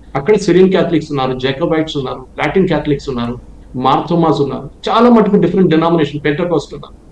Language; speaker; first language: Telugu; non-native, local second language; Malayalam